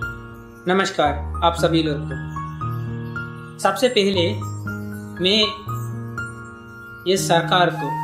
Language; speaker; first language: Hindi; non-native, learner; Sinhala